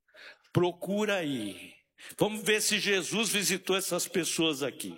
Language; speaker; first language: Portuguese; native; Portuguese